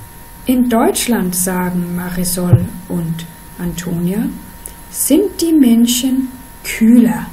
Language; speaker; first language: German; non-native, fluent; Danish